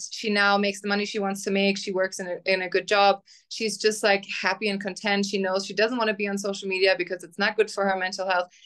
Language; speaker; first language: English; non-native, fluent; German